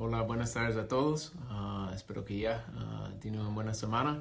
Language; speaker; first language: Spanish; non-native, fluent; English